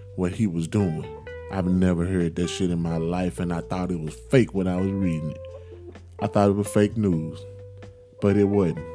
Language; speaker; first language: English; native; English